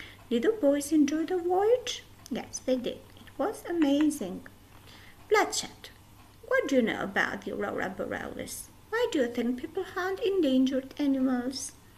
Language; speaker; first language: English; non-native, fluent; Albanian